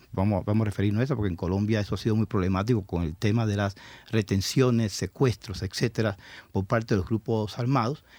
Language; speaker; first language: Spanish; native; Spanish